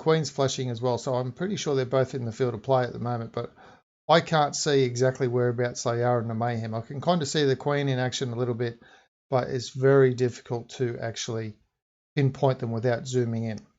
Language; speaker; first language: English; native; English